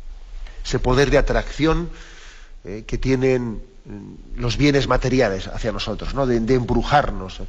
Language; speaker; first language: Spanish; native; Spanish